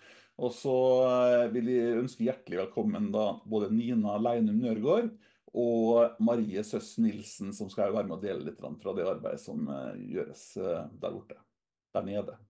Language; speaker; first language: Norwegian; native; Norwegian